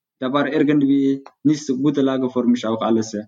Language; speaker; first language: German; non-native, learner; Tigrinya